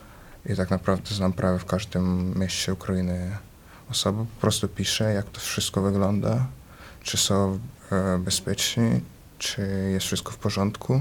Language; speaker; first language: Polish; early bilingual, other home language; Ukrainian